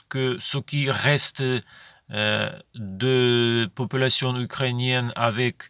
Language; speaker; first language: French; non-native, fluent; Ukrainian